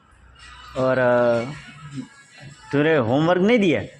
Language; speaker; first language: Hindi; non-native, local second language; Gujarati